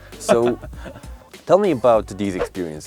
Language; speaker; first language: English; non-native, local second language; Mongolian